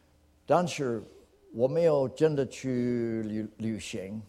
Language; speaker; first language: Chinese; non-native, fluent; English